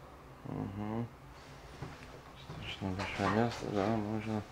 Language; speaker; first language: Russian; non-native, learner; English